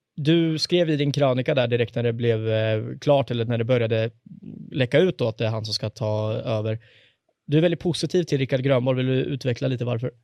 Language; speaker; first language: Swedish; native; Swedish